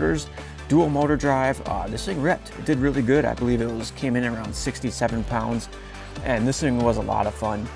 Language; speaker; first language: English; native; English